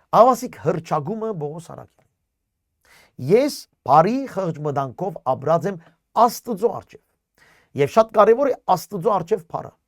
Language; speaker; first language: Armenian; native; Armenian